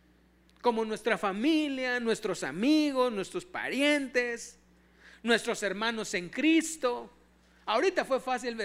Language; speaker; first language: Spanish; native; Spanish